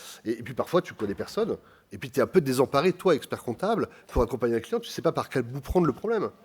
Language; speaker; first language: French; native; French